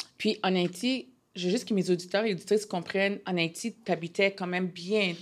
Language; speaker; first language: French; non-native, local second language; Haitian Creole